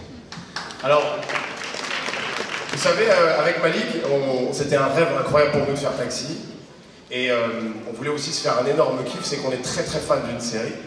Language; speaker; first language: French; native; French